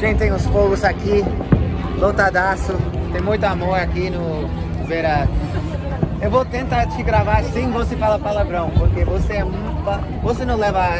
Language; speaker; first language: Portuguese; non-native, fluent; English